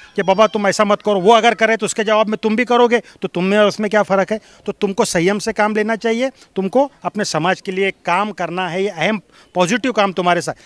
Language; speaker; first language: Hindi; non-native, local second language; Marathi